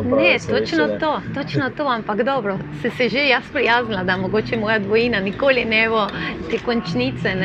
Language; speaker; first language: Slovenian; non-native, fluent; Spanish